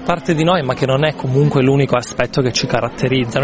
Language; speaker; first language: Italian; native; Italian